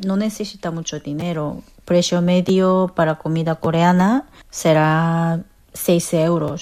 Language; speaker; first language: Spanish; non-native, learner; Korean